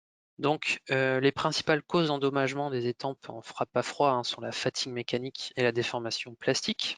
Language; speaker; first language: French; native; French